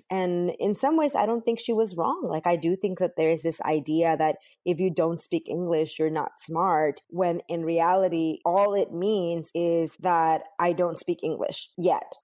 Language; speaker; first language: English; early bilingual, other home language; Spanish